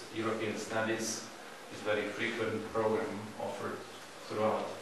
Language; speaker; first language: English; non-native, fluent; Slovak